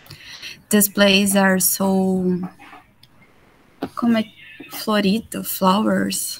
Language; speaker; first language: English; non-native, learner; Portuguese